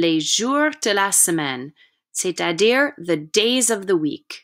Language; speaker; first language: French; non-native, fluent; English